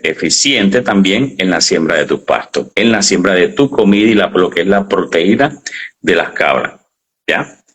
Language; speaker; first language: Spanish; native; Spanish